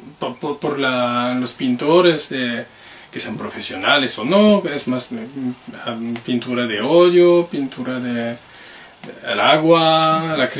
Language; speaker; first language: Spanish; non-native, fluent; French